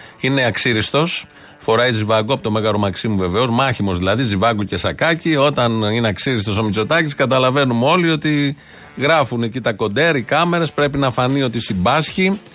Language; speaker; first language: Greek; non-native, fluent; Bulgarian